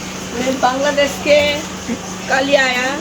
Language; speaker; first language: Hindi; non-native, learner; Bangla